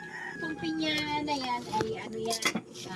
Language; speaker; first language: Filipino; native; Filipino